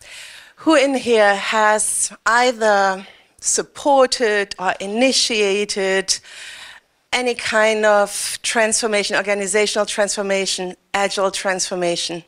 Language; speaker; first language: English; non-native, fluent; German